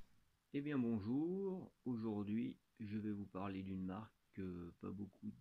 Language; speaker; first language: French; native; French